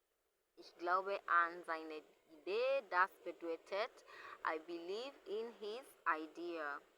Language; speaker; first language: German; non-native, learner; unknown